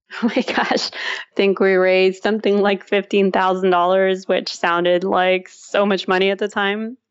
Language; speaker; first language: English; early bilingual, other home language; Russian